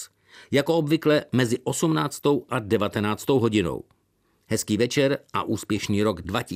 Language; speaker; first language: Czech; native; Czech